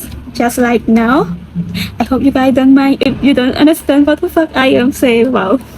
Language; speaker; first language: English; non-native, learner; Khmer